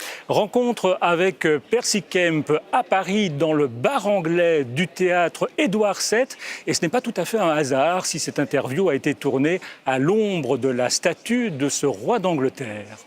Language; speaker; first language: French; native; French